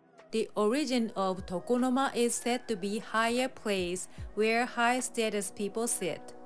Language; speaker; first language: English; non-native, fluent; Japanese